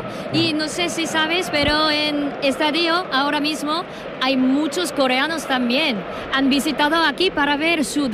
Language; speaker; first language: Spanish; non-native, learner; Korean